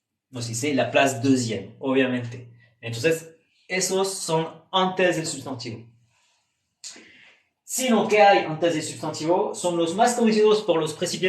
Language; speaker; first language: Spanish; non-native, fluent; French